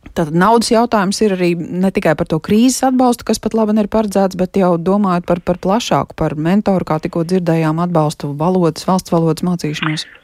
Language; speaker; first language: Latvian; native; Latvian